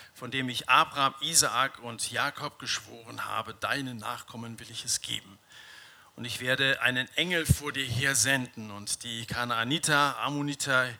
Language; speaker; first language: German; native; German